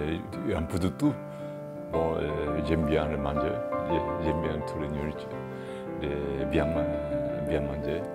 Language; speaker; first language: French; non-native, fluent; Japanese